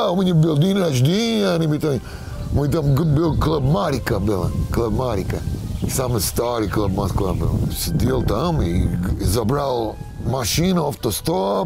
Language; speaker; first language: Russian; non-native, learner; English